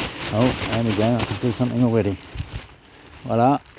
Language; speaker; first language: English; native; English